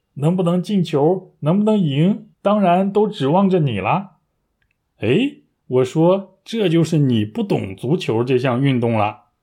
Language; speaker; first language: Chinese; native; Chinese